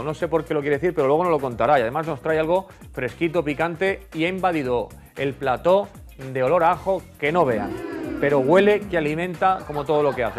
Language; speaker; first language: Spanish; native; Spanish